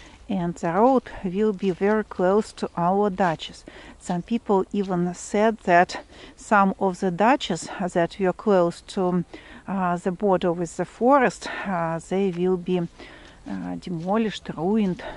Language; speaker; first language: English; non-native, fluent; Russian